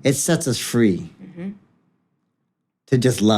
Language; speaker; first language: English; native; English